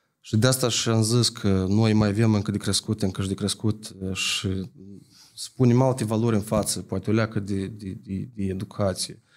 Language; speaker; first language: Romanian; native; Romanian